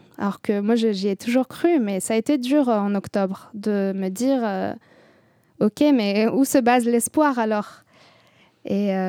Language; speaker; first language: French; non-native, local second language; Arabic